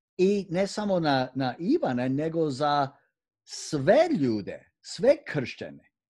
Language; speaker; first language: Croatian; early bilingual, heritage; Croatian